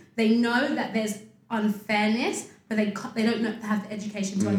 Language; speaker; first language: English; native; English